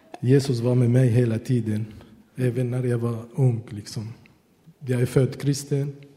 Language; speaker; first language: Swedish; non-native, fluent; Arabic